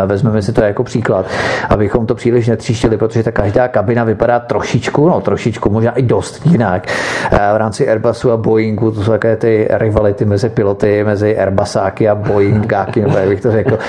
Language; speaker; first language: Czech; native; Czech